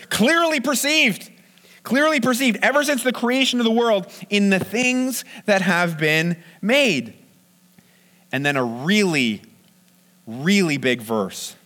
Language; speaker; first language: English; native; English